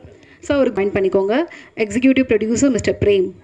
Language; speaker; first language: Tamil; native; Tamil